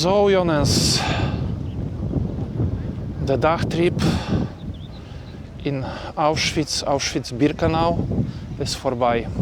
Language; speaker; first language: Dutch; non-native, learner; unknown